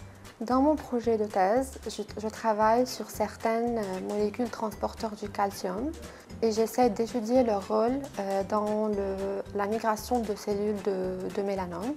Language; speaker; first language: French; non-native, local second language; Arabic